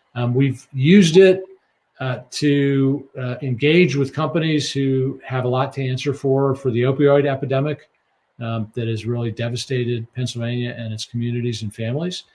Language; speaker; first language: English; native; English